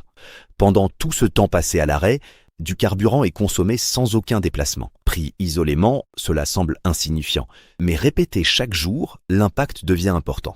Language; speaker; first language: French; native; French